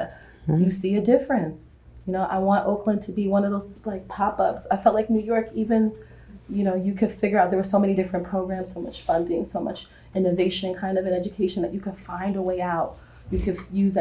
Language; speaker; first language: English; native; English